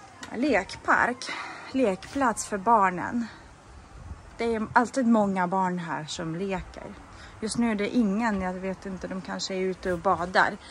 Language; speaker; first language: Swedish; non-native, fluent; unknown